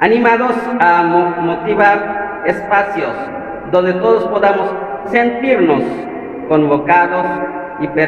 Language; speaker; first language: Spanish; non-native, fluent; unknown